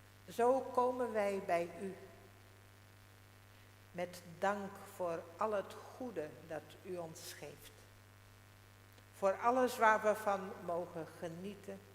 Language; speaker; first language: Dutch; non-native, local second language; Western Frisian